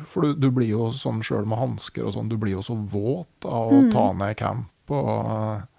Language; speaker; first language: Norwegian; native; Norwegian